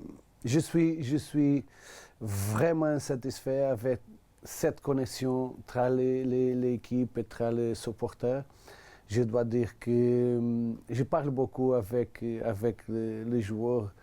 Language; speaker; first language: French; non-native, learner; Portuguese